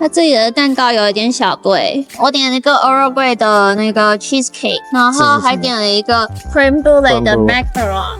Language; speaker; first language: Chinese; native; Chinese